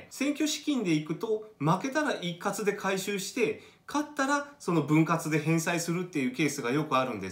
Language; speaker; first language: Japanese; native; Japanese